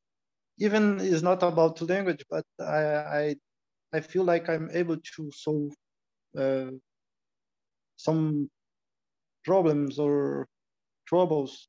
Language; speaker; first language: English; non-native, learner; Portuguese